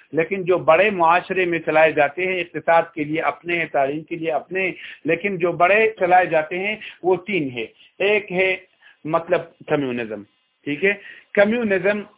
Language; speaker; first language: Urdu; non-native, local second language; Pashto